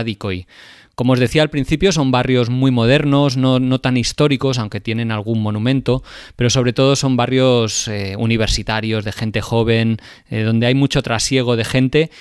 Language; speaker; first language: Spanish; native; Spanish